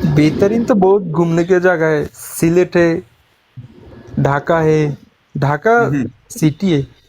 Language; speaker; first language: Hindi; non-native, learner; Bangla